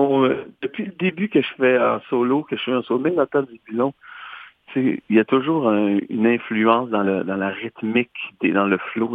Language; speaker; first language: French; native; French